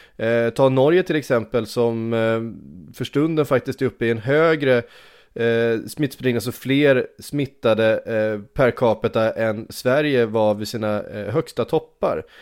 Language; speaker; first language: Swedish; native; Swedish